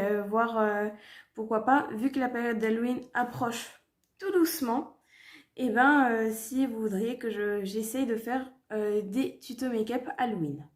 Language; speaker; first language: French; native; French